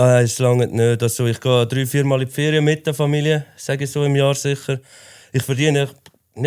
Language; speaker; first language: German; native; German